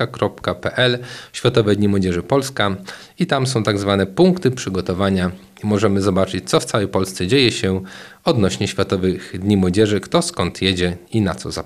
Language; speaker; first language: Polish; native; Polish